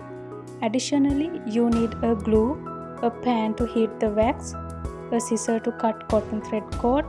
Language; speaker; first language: English; non-native, fluent; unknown